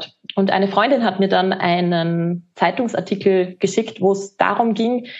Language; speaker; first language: German; native; German